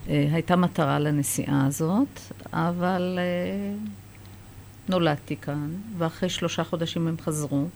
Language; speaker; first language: Hebrew; early bilingual, other home language; Persian